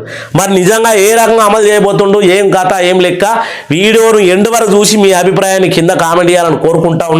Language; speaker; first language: Telugu; native; Telugu